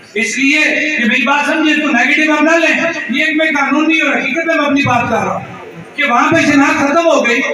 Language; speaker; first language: Hindi; non-native, local second language; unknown